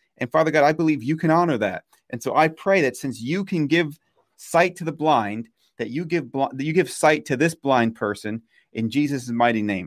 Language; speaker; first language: English; native; English